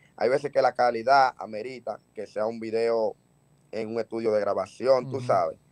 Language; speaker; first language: Spanish; native; Spanish